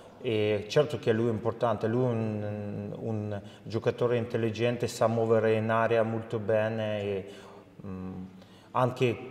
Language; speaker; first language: Italian; non-native, fluent; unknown